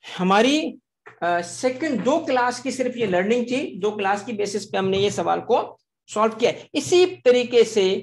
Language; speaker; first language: Urdu; non-native, local second language; Sindhi